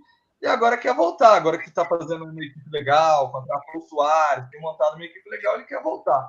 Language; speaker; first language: Portuguese; native; Portuguese